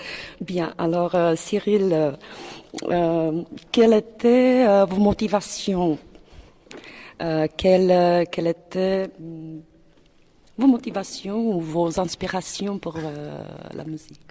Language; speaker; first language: French; non-native, fluent; Czech